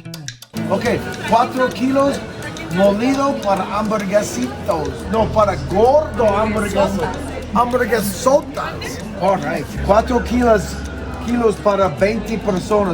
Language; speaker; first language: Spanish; non-native, learner; English